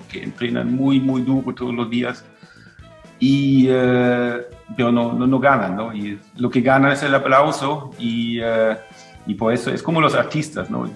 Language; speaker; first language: Spanish; non-native, fluent; German